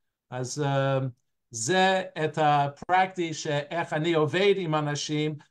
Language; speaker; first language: Hebrew; non-native, fluent; English